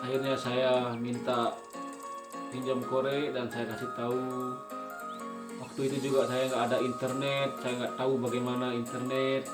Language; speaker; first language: Indonesian; non-native, local second language; Sasak